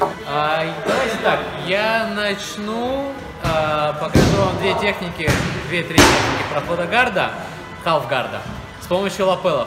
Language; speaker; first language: Russian; native; Russian